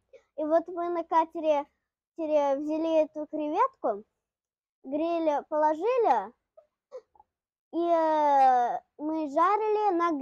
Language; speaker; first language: Russian; early bilingual, heritage; Russian